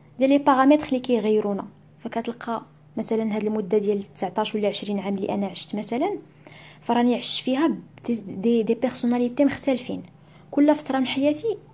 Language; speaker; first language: Arabic; native; Arabic